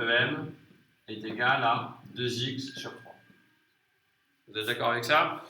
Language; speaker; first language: French; native; French